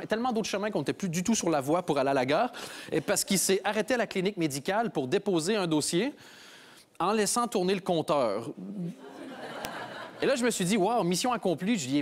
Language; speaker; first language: French; native; French